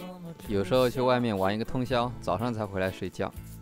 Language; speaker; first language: Chinese; native; Chinese